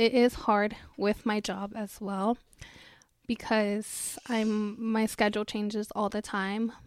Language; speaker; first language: English; early bilingual, other home language; Spanish